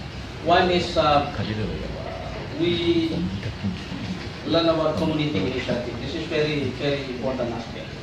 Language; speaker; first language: English; non-native, fluent; Indonesian